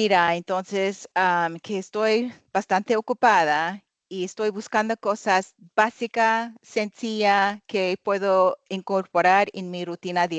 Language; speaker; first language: Spanish; non-native, learner; English